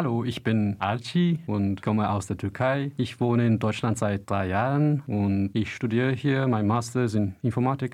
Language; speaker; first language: German; non-native, fluent; Turkish